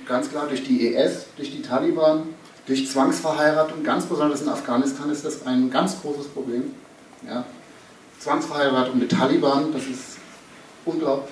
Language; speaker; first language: German; native; German